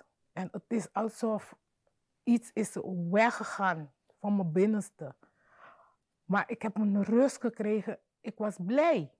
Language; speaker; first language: Dutch; non-native, fluent; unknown